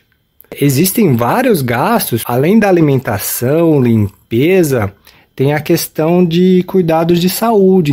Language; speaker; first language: Portuguese; native; Portuguese